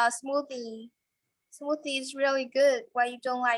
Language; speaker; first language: English; non-native, learner; Vietnamese